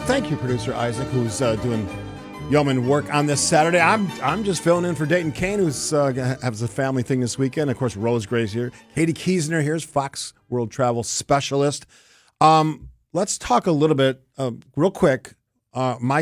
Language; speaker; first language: English; native; English